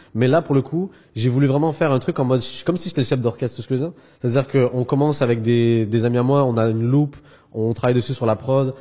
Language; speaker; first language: French; early bilingual, other home language; Arabic